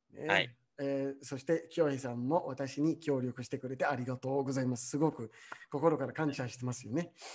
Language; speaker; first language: Japanese; non-native, fluent; Arabic